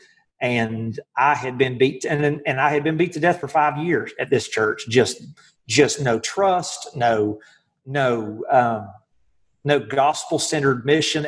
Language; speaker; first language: English; native; English